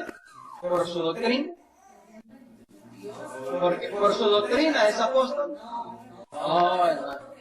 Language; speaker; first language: Spanish; native; Spanish